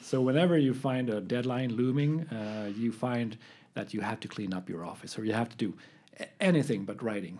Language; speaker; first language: English; non-native, fluent; Swedish